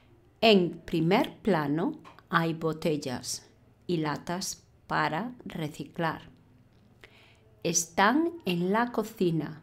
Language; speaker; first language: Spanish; non-native, fluent; English